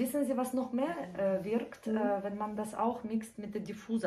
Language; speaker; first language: German; non-native, fluent; Russian